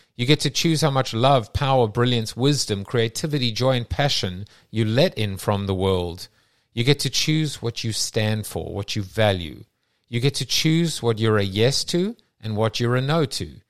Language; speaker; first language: English; native; English